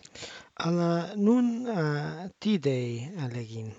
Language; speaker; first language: Greek; non-native, learner; English